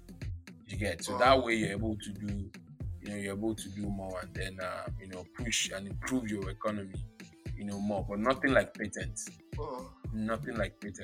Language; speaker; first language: English; non-native, local second language; Yoruba